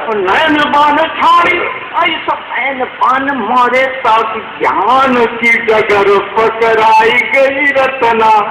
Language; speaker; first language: Hindi; native; Hindi